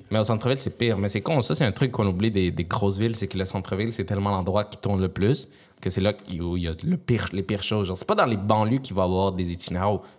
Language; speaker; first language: French; early bilingual, other home language; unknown